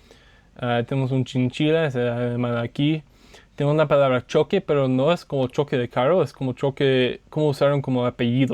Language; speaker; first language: Spanish; non-native, learner; English